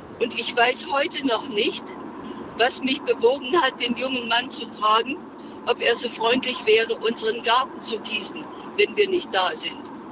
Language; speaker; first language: German; native; German